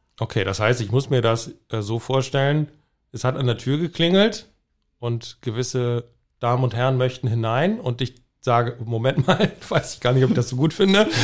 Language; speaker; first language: German; native; German